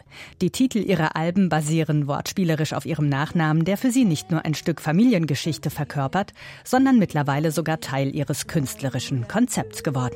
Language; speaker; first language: German; native; German